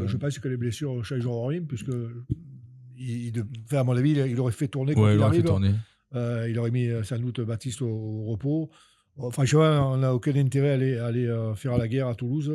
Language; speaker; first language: French; native; French